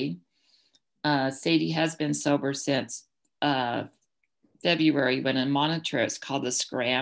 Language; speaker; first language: English; native; English